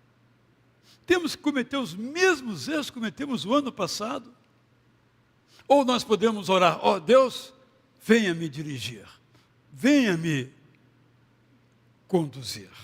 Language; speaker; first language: Portuguese; native; Portuguese